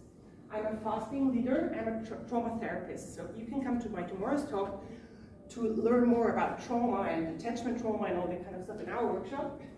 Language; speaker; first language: English; non-native, fluent; German